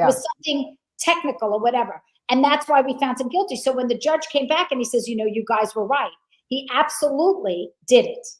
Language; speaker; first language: English; native; English